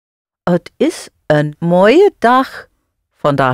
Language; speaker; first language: Dutch; non-native, learner; English